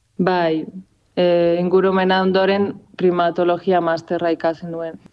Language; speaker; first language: Basque; non-native, local second language; Spanish